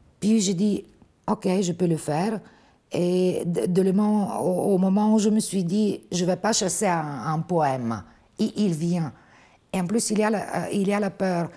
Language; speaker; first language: French; non-native, fluent; Bulgarian